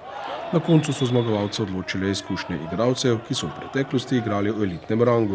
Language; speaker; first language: Slovenian; native; Slovenian